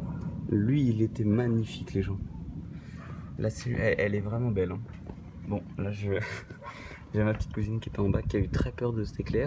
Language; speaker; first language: French; native; French